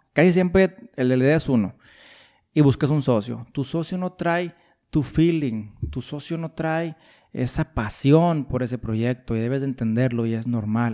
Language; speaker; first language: Spanish; native; Spanish